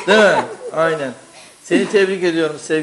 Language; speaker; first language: Turkish; native; Turkish